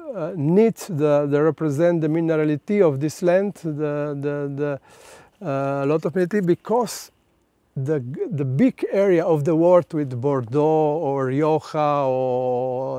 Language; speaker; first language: English; non-native, learner; Slovenian